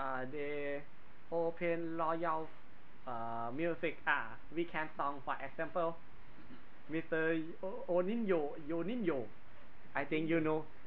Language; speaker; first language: English; non-native, learner; Thai